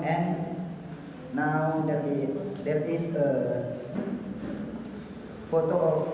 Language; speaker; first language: English; non-native, learner; Indonesian